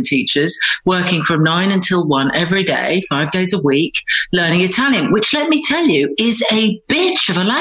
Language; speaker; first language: English; native; English